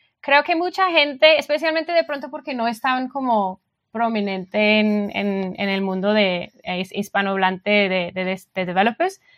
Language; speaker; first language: Spanish; non-native, fluent; English